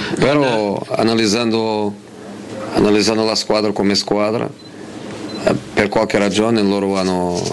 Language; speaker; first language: Italian; non-native, fluent; Portuguese